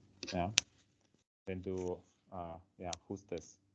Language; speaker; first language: German; non-native, learner; Italian